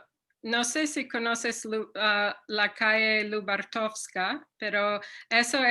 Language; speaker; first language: Spanish; non-native, fluent; English